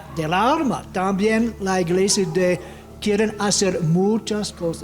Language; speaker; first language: Spanish; non-native, fluent; English